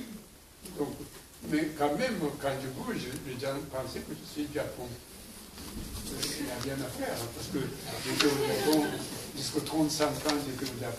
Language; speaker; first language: French; non-native, learner; Japanese